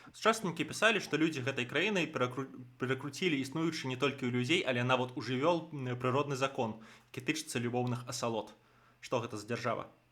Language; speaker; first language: Belarusian; non-native, local second language; Russian